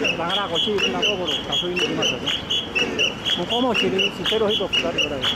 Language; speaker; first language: Japanese; non-native, learner; Spanish